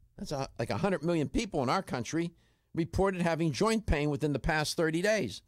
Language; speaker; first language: English; native; English